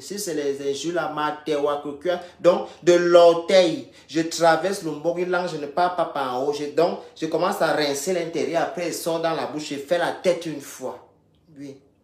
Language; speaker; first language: French; native; French